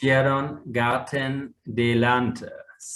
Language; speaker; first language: Spanish; non-native, fluent; German